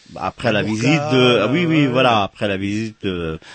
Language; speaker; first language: French; non-native, local second language; Arabic